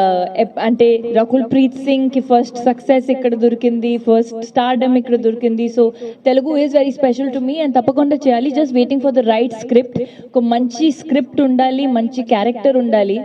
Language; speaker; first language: Telugu; non-native, fluent; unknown